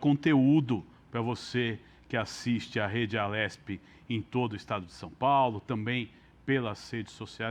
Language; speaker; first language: Portuguese; native; Portuguese